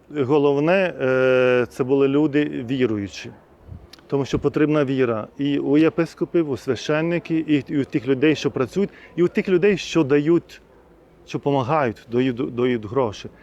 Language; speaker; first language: Ukrainian; non-native, fluent; Lithuanian